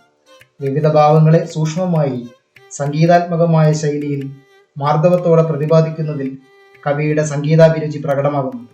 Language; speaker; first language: Malayalam; native; Malayalam